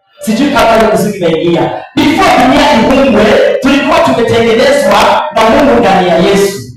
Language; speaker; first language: Swahili; non-native, local second language; Rundi